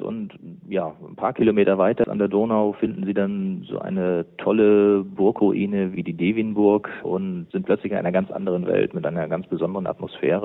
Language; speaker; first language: German; native; German